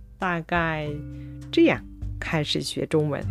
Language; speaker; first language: Chinese; non-native, fluent; Japanese